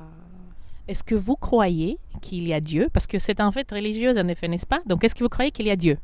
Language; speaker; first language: French; non-native, fluent; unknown